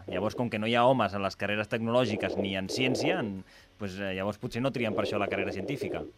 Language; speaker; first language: Catalan; native; Catalan